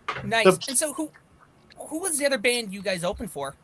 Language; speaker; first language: English; native; English